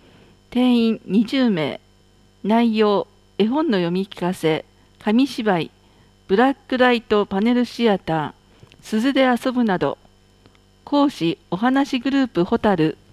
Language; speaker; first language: Japanese; native; Japanese